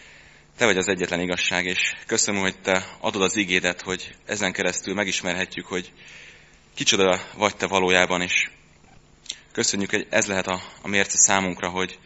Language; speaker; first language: Hungarian; native; Hungarian